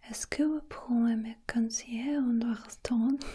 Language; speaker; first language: French; non-native, learner; Russian